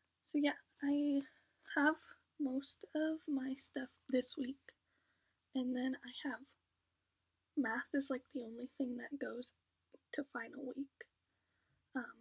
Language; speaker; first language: English; native; English